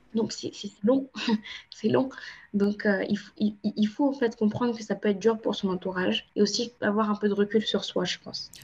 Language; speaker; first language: French; native; French